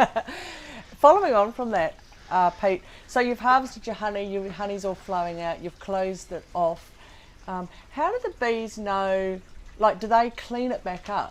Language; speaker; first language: English; native; English